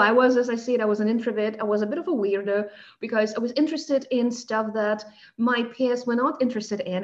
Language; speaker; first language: English; non-native, fluent; Russian